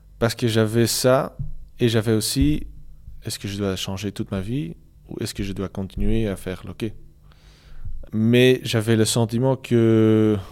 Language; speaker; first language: French; non-native, local second language; Dutch